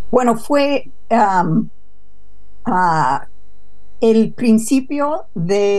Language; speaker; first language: Spanish; non-native, fluent; English